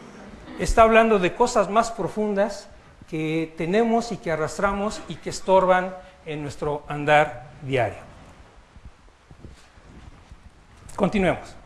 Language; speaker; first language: Spanish; native; Spanish